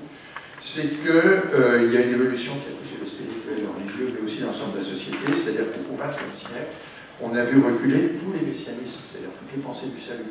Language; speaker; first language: French; native; French